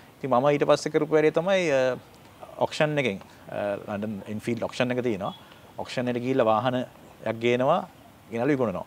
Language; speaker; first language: Sinhala; native; Sinhala